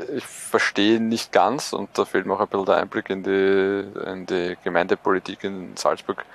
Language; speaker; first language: German; native; German